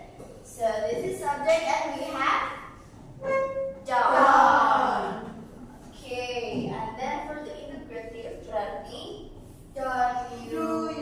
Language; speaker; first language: English; non-native, learner; Indonesian